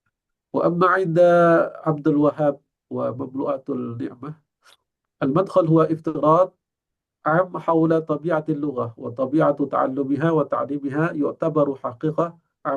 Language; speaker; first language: Arabic; non-native, fluent; Indonesian